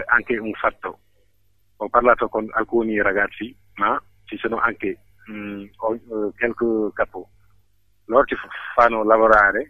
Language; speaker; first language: Italian; non-native, fluent; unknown